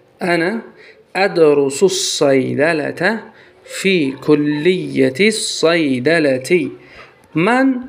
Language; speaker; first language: Arabic; non-native, fluent; Tajik